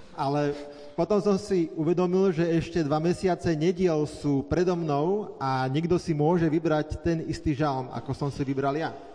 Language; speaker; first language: Slovak; native; Slovak